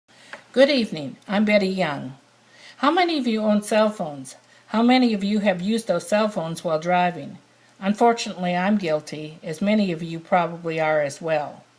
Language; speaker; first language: English; native; English